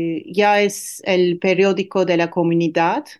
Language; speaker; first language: Spanish; non-native, fluent; Turkish